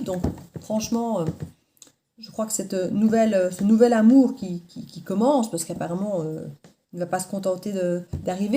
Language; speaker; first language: French; native; French